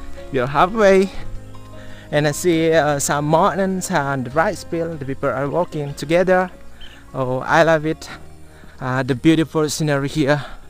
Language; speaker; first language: English; non-native, learner; Indonesian